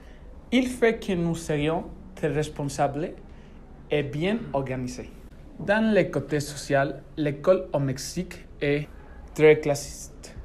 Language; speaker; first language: French; non-native, learner; Spanish